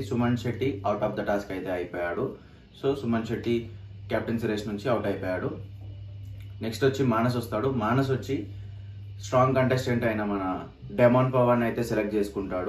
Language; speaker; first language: Telugu; native; Telugu